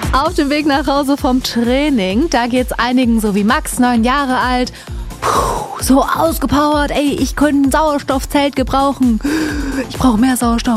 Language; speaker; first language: German; native; German